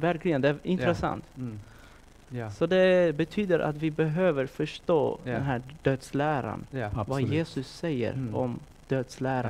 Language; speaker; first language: Swedish; non-native, fluent; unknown